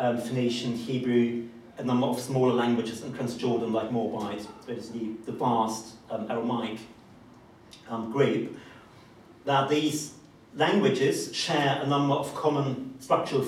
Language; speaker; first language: English; non-native, fluent; German